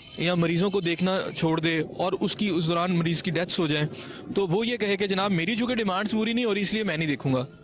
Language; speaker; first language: Urdu; non-native, local second language; Punjabi